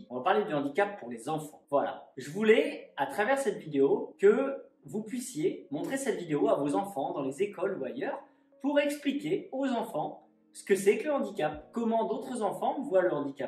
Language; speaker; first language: French; native; French